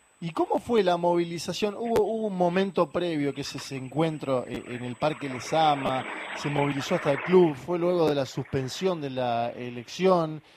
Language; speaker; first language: Spanish; native; Spanish